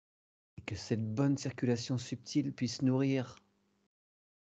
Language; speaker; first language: French; native; French